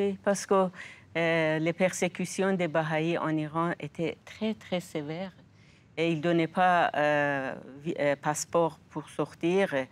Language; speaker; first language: French; non-native, fluent; Persian